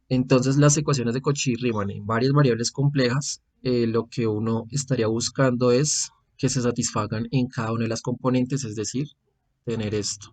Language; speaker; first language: Spanish; native; Spanish